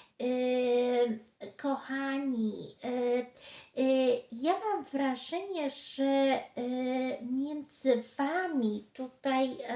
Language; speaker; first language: Polish; native; Polish